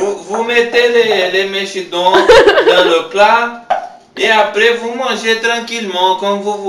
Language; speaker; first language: French; non-native, learner; Portuguese